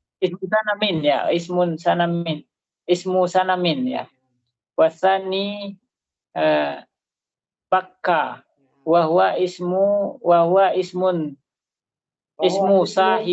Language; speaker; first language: Arabic; non-native, learner; Indonesian